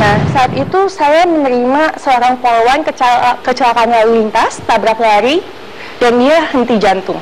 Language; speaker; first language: Indonesian; early bilingual, other home language; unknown